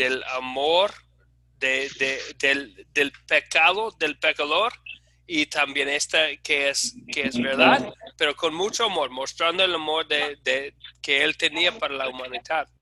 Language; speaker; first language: Spanish; non-native, fluent; English